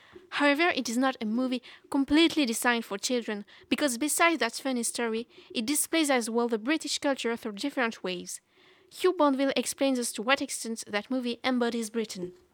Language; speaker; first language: English; non-native, fluent; French